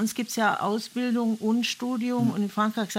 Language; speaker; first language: German; native; German